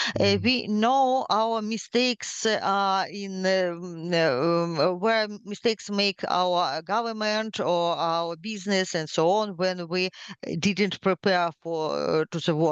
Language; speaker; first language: English; non-native, learner; Ukrainian